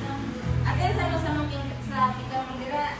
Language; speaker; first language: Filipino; non-native, local second language; Cebuano